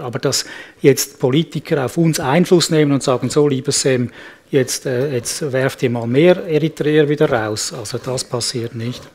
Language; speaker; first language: German; native; German